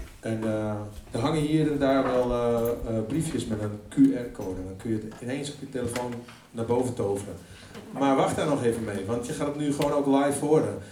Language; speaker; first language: Dutch; non-native, local second language; Western Frisian